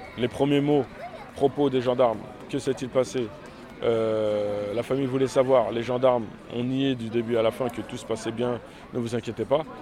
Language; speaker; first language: French; early bilingual, other home language; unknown